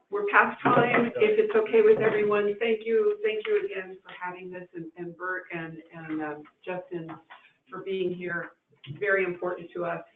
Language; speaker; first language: English; native; English